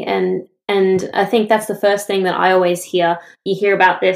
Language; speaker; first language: English; native; English